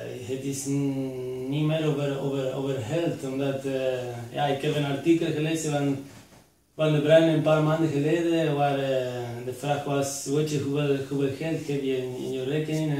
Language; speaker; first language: Dutch; non-native, fluent; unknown